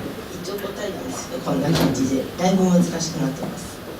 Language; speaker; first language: Japanese; native; Japanese